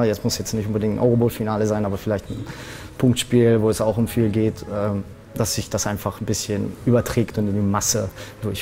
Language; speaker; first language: German; native; German